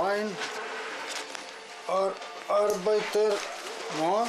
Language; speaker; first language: German; non-native, learner; Russian